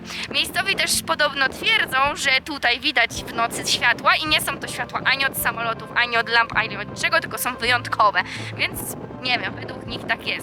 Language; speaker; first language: Polish; native; Polish